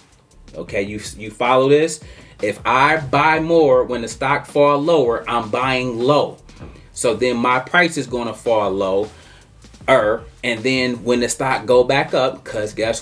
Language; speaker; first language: English; native; English